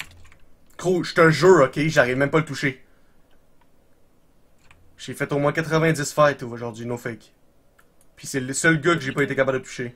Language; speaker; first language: French; native; French